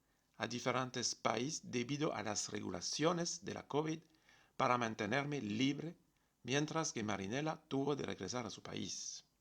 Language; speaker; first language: Spanish; non-native, fluent; French